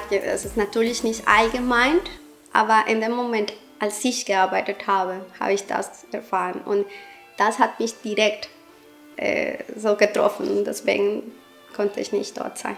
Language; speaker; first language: German; non-native, fluent; Spanish